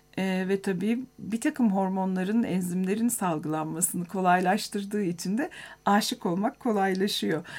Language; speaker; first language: Turkish; native; Turkish